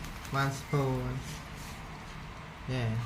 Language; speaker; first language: English; non-native, learner; Thai